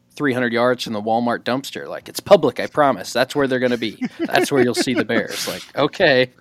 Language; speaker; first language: English; native; English